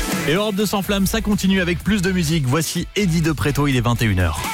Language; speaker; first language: French; native; French